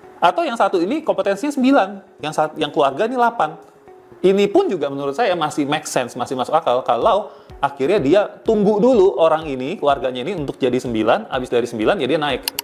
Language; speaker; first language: Indonesian; native; Indonesian